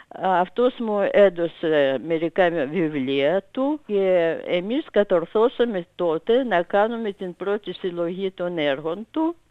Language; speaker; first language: Greek; non-native, fluent; Russian